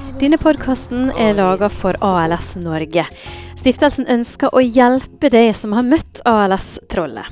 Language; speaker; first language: Norwegian; native; Norwegian